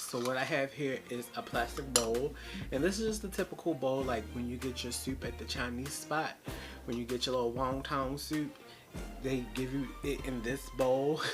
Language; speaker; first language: English; native; English